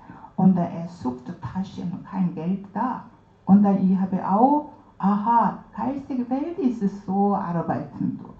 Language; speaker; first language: German; non-native, learner; Korean